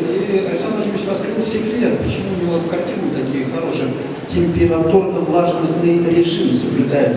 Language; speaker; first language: Russian; non-native, local second language; Chuvash